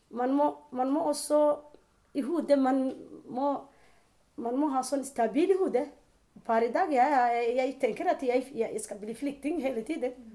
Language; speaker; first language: Norwegian; non-native, learner; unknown